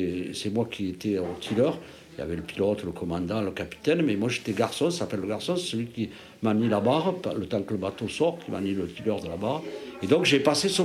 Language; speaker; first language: French; native; French